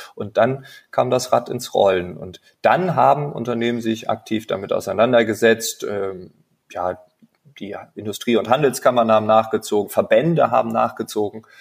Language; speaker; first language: German; native; German